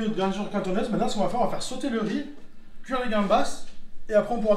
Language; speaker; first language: French; native; French